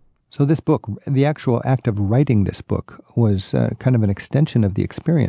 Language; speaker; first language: English; native; English